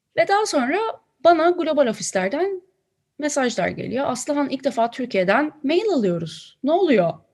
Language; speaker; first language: Turkish; native; Turkish